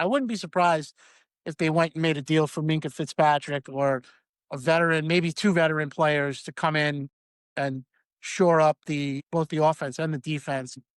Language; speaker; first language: English; native; English